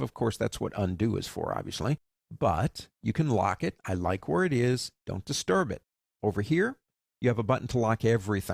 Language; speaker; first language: English; native; English